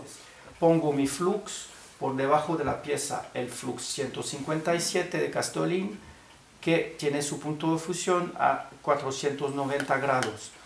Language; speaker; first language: Spanish; non-native, fluent; French